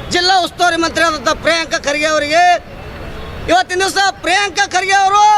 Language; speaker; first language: Kannada; native; Kannada